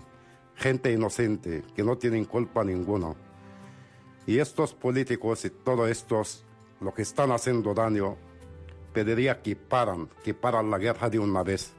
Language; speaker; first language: Spanish; non-native, fluent; Arabic